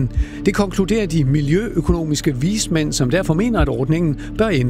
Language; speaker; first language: Danish; native; Danish